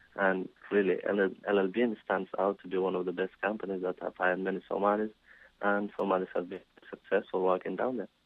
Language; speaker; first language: English; non-native, fluent; Somali